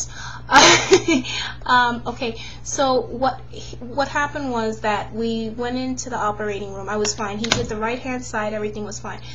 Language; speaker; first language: English; native; English